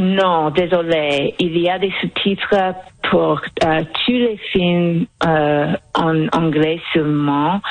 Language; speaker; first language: French; non-native, local second language; English